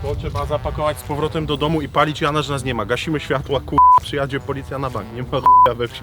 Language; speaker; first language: Polish; native; Polish